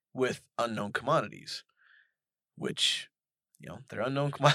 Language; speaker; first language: English; native; English